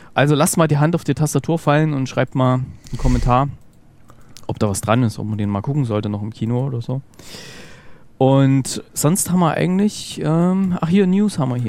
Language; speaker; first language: German; native; German